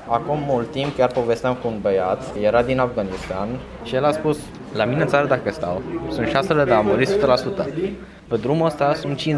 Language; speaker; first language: Romanian; non-native, fluent; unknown